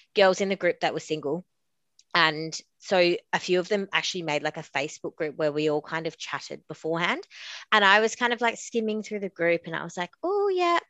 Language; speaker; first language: English; native; English